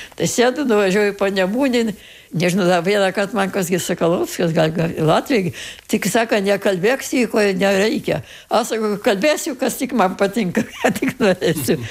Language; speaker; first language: Lithuanian; native; Lithuanian